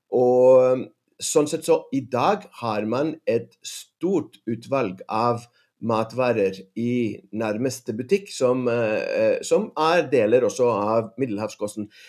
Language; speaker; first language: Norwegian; non-native, fluent; Greek